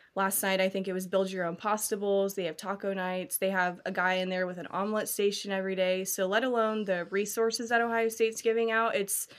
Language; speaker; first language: English; native; English